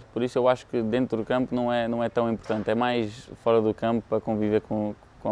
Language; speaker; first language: Portuguese; early bilingual, heritage; English